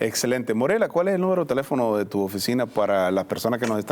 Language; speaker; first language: Spanish; native; Spanish